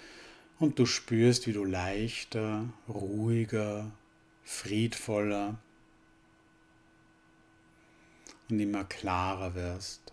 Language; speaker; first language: German; native; German